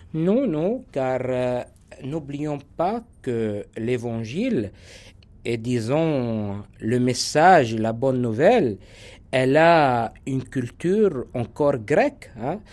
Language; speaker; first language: French; non-native, local second language; Arabic